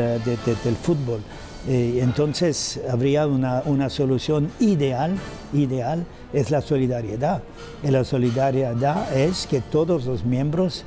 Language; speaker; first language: Spanish; non-native, fluent; German